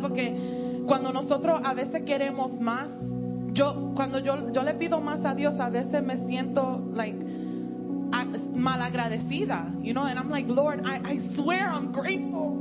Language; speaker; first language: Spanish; early bilingual, heritage; Spanish